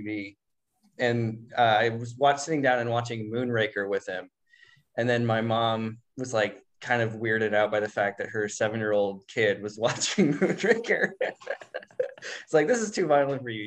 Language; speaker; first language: English; native; English